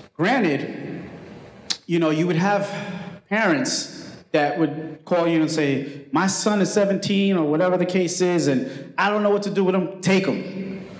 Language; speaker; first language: English; early bilingual, other home language; Spanish